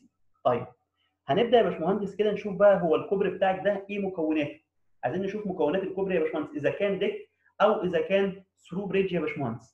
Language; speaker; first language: Arabic; native; Arabic